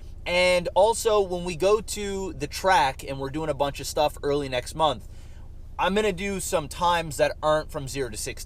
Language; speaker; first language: English; native; English